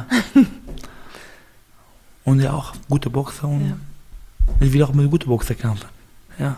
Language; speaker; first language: German; non-native, learner; Baluchi